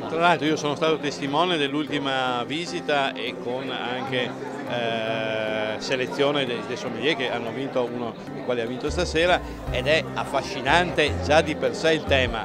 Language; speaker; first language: Italian; native; Italian